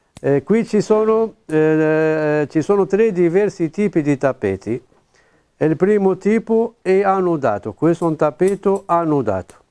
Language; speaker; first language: Italian; non-native, local second language; Arabic